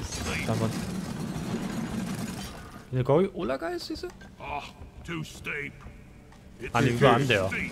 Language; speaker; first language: Korean; non-native, learner; German